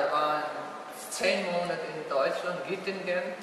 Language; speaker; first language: German; early bilingual, heritage; German